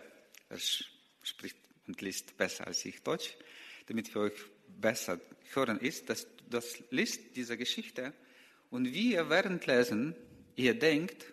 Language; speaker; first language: German; non-native, learner; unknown